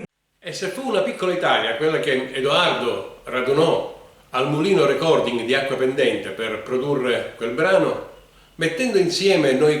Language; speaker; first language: Italian; native; Italian